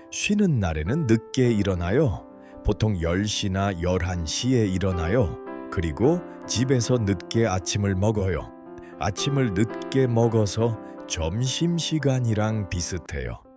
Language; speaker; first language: Korean; non-native, fluent; Uzbek